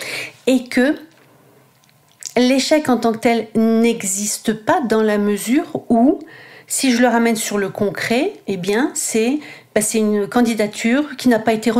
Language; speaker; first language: French; native; French